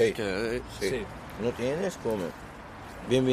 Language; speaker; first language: Spanish; non-native, learner; Arabic